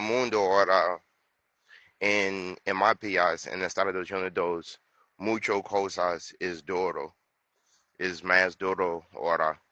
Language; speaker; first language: Spanish; non-native, learner; English